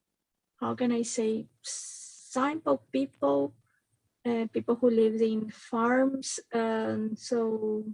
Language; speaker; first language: English; non-native, learner; Spanish